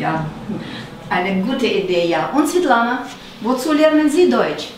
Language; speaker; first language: German; non-native, fluent; Russian